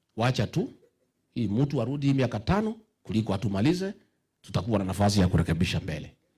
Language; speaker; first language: Swahili; non-native, local second language; Kikuyu